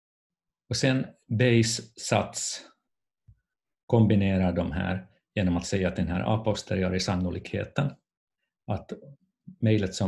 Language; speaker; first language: Swedish; non-native, fluent; Finnish